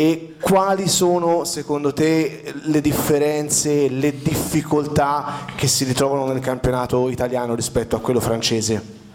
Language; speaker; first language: Italian; native; Italian